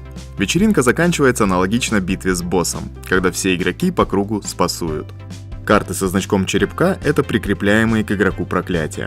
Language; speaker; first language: Russian; native; Russian